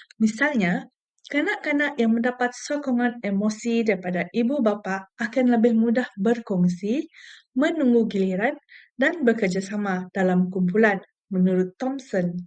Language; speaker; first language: Malay; non-native, local second language; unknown